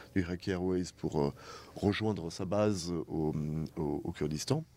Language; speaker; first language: French; native; French